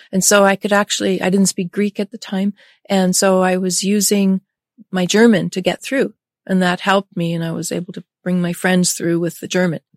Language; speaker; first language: English; early bilingual, other home language; German